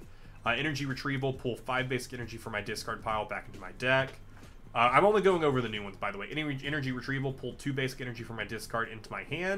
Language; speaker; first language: English; native; English